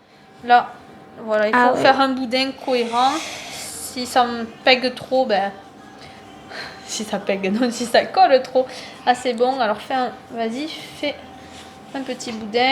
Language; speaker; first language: French; native; French